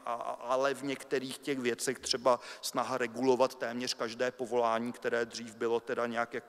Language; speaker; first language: Czech; native; Czech